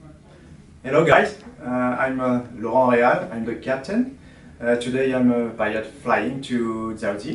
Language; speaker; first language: English; non-native, learner; French